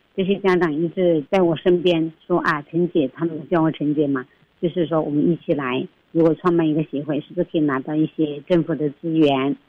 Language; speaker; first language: Chinese; native; Chinese